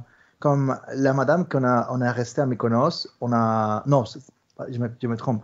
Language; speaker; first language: French; early bilingual, other home language; Spanish